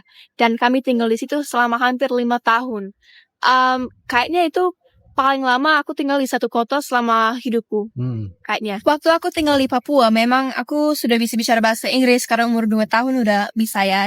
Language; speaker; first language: Indonesian; early bilingual, other home language; English